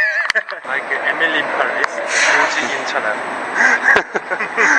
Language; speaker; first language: English; non-native, fluent; Korean